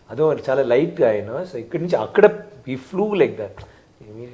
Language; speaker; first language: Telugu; non-native, learner; Tamil